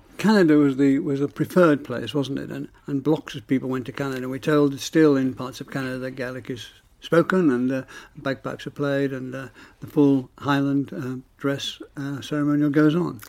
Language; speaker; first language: English; native; English